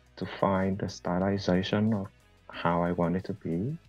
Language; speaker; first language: English; non-native, fluent; Vietnamese